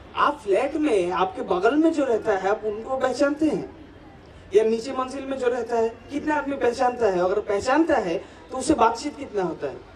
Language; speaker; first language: Hindi; non-native, local second language; Bangla